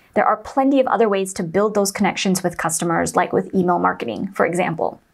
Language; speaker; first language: English; non-native, local second language; Chinese